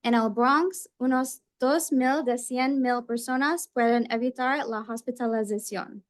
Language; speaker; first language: Spanish; non-native, learner; English